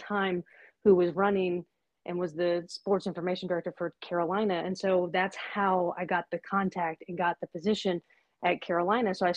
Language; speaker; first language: English; native; English